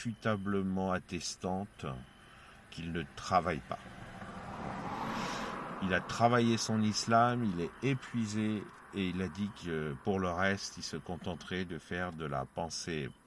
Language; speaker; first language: French; native; French